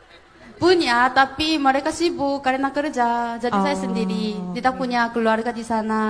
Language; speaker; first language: Indonesian; non-native, fluent; Korean